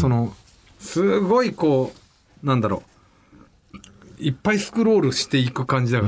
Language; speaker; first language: Japanese; native; Japanese